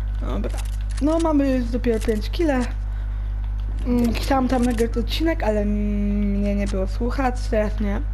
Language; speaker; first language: Polish; early bilingual, heritage; German